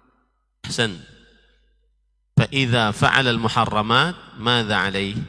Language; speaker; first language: Arabic; non-native, fluent; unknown